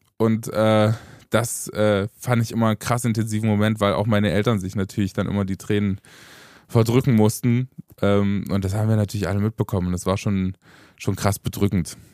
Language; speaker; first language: German; early bilingual, other home language; Romanian